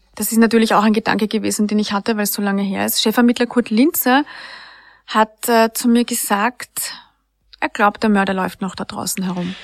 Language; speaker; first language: German; native; German